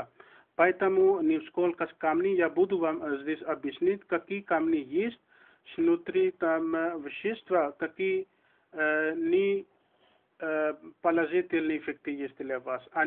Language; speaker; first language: Russian; non-native, learner; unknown